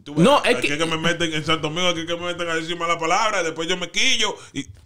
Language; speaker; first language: Spanish; native; Spanish